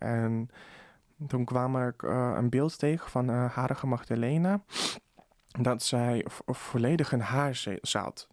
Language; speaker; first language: Dutch; early bilingual, other home language; Russian